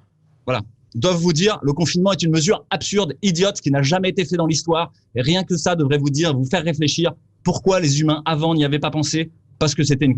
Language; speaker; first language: French; native; French